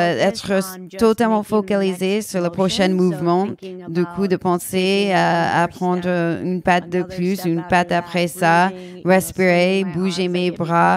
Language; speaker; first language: French; non-native, learner; English